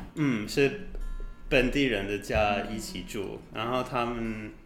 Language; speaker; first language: Chinese; non-native, learner; English